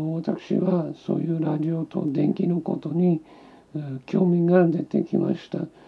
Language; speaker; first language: Japanese; non-native, local second language; English